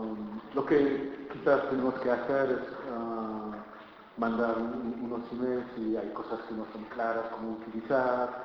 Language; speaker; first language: Spanish; non-native, fluent; French